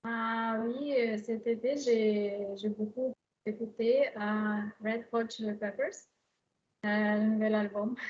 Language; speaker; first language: French; non-native, fluent; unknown